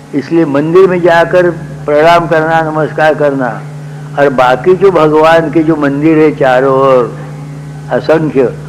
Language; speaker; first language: Hindi; non-native, local second language; Marathi